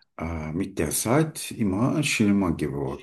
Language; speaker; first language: German; non-native, learner; Turkish